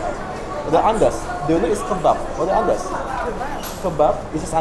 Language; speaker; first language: German; non-native, fluent; Indonesian